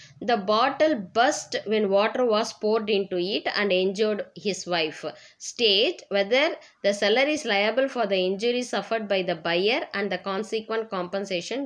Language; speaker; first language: English; non-native, local second language; Tamil